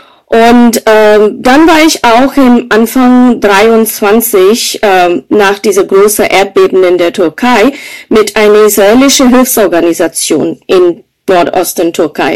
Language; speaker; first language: German; non-native, fluent; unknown